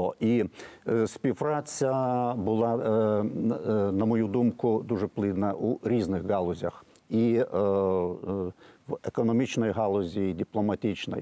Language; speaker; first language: Ukrainian; non-native, fluent; Lithuanian